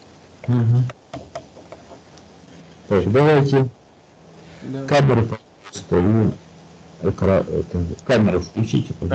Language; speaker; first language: Russian; native; Russian